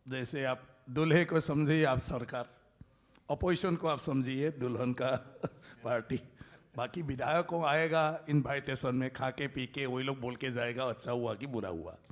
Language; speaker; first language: Hindi; non-native, local second language; Bodo